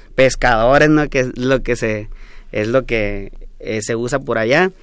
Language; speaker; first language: Spanish; non-native, local second language; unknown